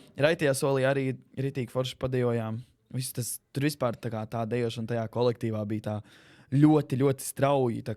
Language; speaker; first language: Latvian; native; Latvian